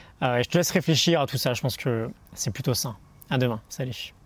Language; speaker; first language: French; native; French